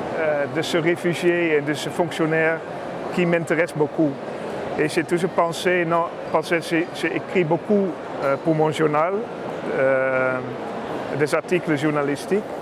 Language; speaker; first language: French; non-native, learner; Dutch